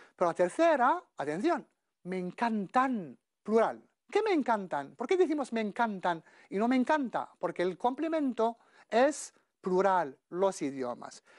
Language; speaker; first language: Spanish; non-native, fluent; Arabic